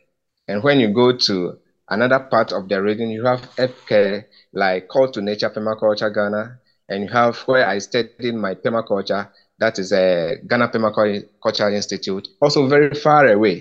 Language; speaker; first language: English; non-native, local second language; Ewe